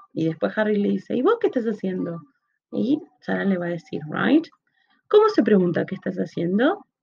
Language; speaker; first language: Spanish; native; Spanish